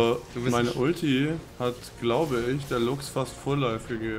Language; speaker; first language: German; native; German